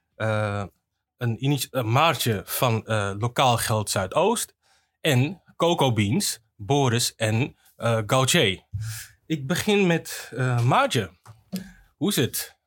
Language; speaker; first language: Dutch; native; Dutch